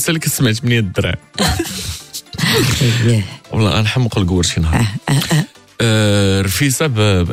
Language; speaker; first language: Arabic; native; Arabic